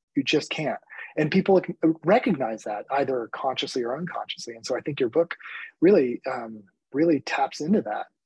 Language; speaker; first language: English; early bilingual, other home language; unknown